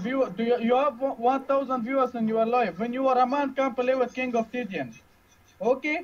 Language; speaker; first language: English; non-native, learner; Uzbek